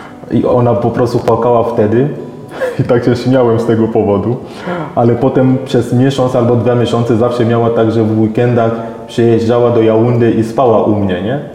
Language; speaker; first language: Polish; non-native, fluent; French